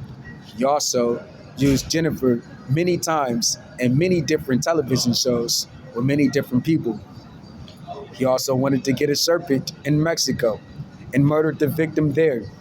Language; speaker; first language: English; native; English